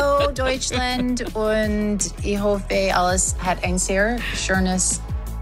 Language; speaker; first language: German; non-native, learner; English